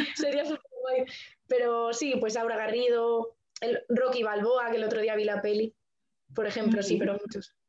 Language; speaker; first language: Spanish; native; Spanish